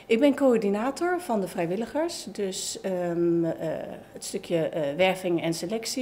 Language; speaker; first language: Dutch; native; Dutch